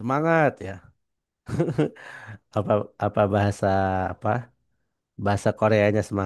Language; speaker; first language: Indonesian; non-native, fluent; Banjar